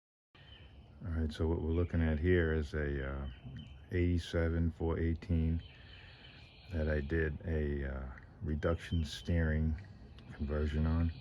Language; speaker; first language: English; native; English